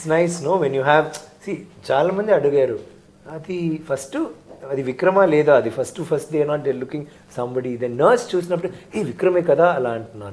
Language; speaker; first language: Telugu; non-native, local second language; Tamil